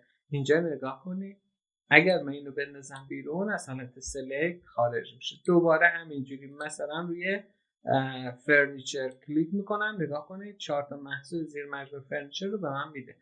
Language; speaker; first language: Persian; native; Persian